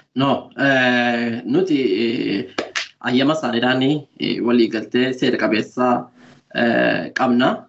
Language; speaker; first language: Oromo; early bilingual, other home language; Norwegian